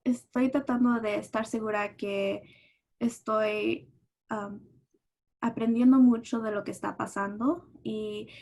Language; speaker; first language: Spanish; early bilingual, heritage; Spanish